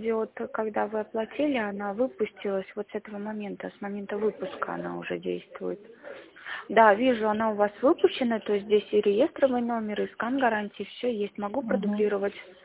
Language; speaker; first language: Russian; native; Russian